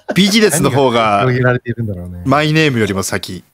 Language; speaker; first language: Japanese; native; Japanese